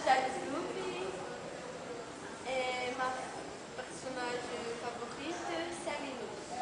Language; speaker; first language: French; non-native, learner; Portuguese